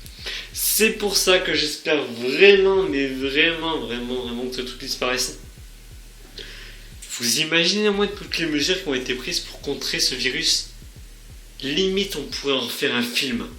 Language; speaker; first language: French; native; French